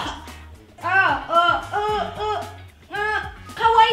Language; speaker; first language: Indonesian; native; Indonesian